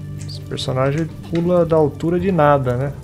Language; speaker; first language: Portuguese; native; Portuguese